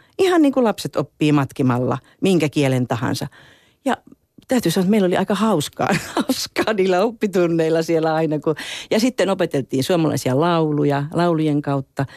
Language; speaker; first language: Finnish; native; Finnish